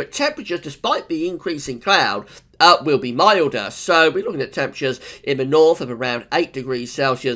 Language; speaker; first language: English; native; English